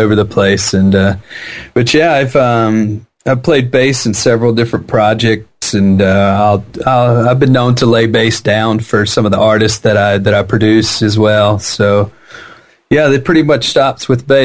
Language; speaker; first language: English; native; English